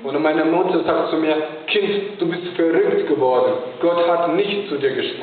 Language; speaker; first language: German; non-native, fluent; Chinese